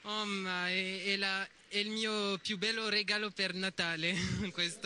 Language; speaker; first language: Italian; non-native, learner; French